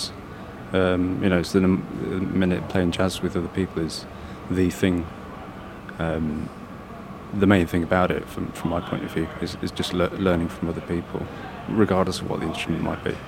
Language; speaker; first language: English; native; English